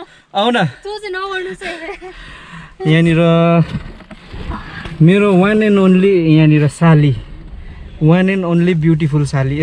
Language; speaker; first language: Nepali; native; Nepali